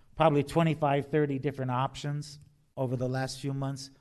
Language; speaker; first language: English; native; English